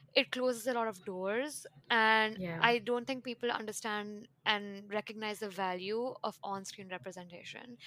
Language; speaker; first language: English; non-native, local second language; Hindi